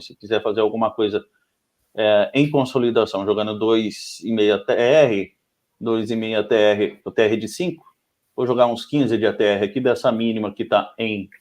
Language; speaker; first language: Portuguese; native; Portuguese